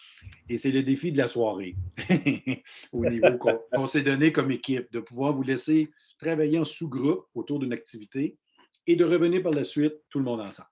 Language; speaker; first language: French; native; French